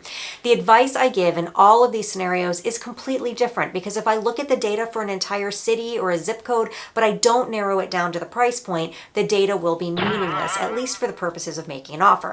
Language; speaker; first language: English; native; English